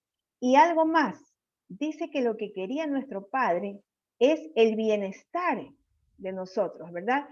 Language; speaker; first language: Spanish; native; Spanish